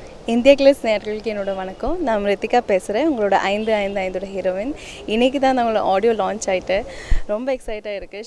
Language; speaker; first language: Tamil; non-native, learner; Malayalam